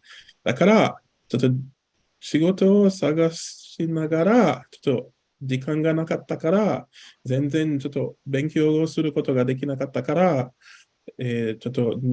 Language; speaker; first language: Japanese; non-native, learner; English